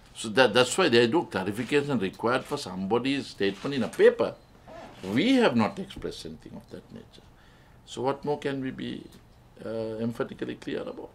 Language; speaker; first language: English; non-native, local second language; Sinhala